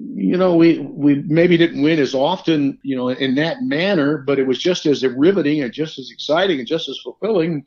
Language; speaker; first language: English; native; English